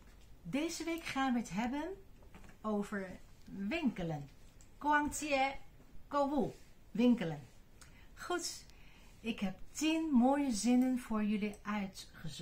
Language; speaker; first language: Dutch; non-native, fluent; Chinese